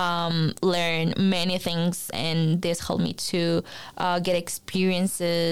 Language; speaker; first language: English; non-native, fluent; Spanish